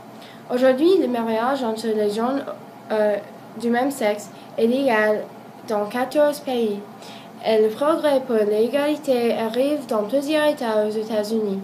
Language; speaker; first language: French; non-native, learner; English